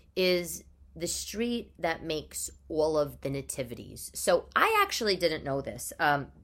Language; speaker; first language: English; early bilingual, other home language; Italian